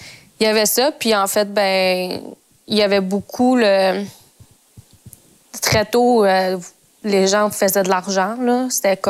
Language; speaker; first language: French; native; French